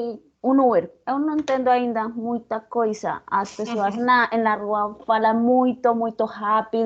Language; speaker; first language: Portuguese; non-native, learner; Spanish